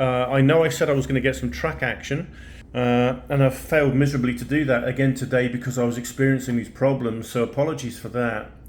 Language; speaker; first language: English; native; English